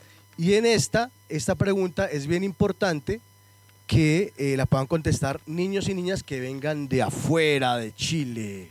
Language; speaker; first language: Spanish; native; Spanish